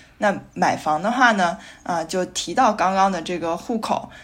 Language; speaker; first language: Chinese; native; Chinese